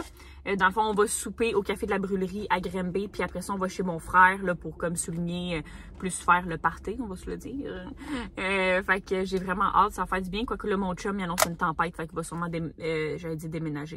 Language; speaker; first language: French; native; French